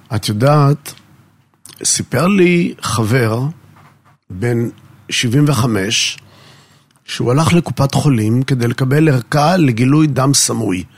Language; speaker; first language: Hebrew; native; Hebrew